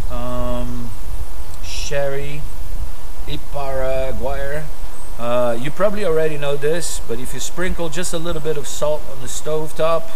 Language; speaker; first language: English; non-native, fluent; Portuguese